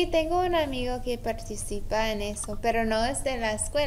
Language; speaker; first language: Spanish; non-native, learner; English